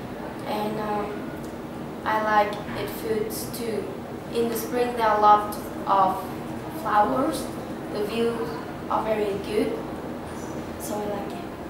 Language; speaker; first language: English; non-native, learner; Vietnamese